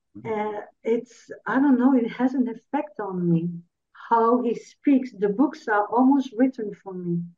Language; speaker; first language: English; non-native, fluent; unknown